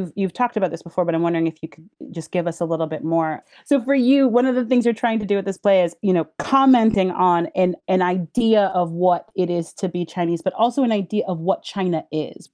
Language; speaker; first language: English; early bilingual, other home language; Haitian Creole